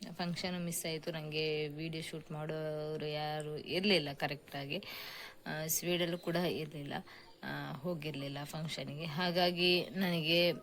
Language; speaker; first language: Kannada; native; Kannada